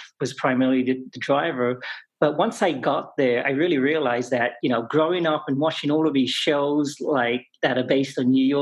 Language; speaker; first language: English; native; English